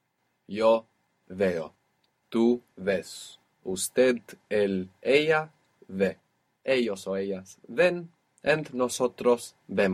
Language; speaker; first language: Spanish; non-native, fluent; English